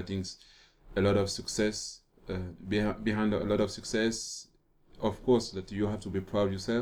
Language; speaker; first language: English; non-native, fluent; French